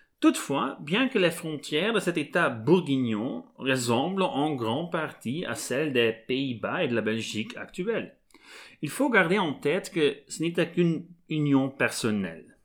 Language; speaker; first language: French; non-native, local second language; Dutch